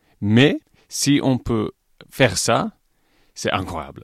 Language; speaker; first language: French; non-native, fluent; English